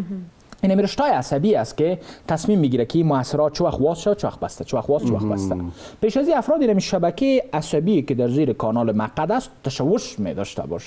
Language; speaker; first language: Persian; native; Persian